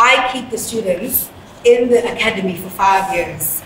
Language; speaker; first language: English; non-native, local second language; Zulu